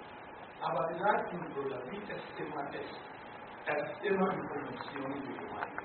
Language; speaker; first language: German; non-native, fluent; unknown